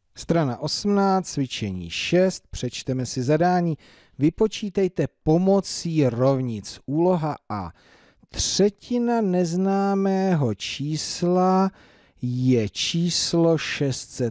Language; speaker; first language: Czech; native; Czech